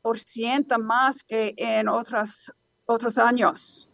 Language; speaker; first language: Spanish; non-native, learner; English